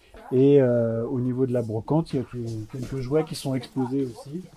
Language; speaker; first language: French; native; French